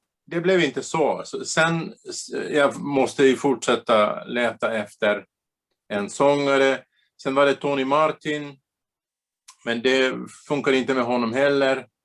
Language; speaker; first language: Swedish; non-native, fluent; Bulgarian